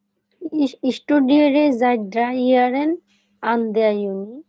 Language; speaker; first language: German; non-native, learner; Bangla